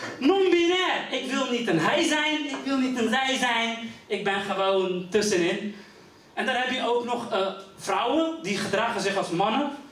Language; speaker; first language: Dutch; early bilingual, other home language; Riffian